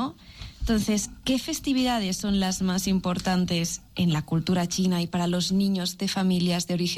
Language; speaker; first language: Spanish; non-native, local second language; Catalan